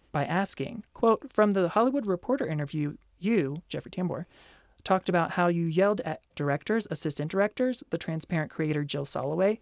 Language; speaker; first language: English; native; English